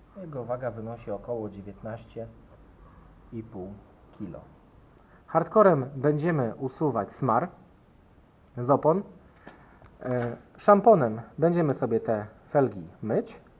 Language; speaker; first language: Polish; native; Polish